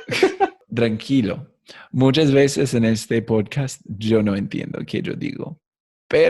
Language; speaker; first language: Spanish; non-native, fluent; English